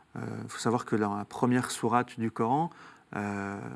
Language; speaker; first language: French; native; French